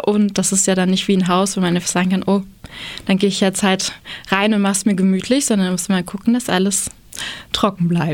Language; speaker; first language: German; native; German